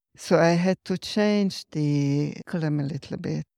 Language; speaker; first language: English; non-native, fluent; Hungarian